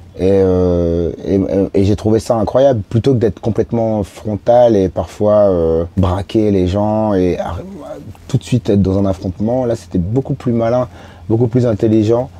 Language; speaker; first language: French; native; French